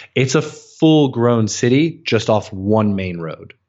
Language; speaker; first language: English; native; English